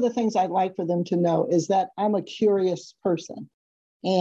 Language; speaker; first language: English; native; English